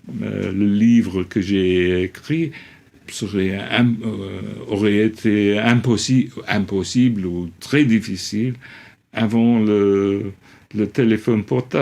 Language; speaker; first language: French; non-native, fluent; English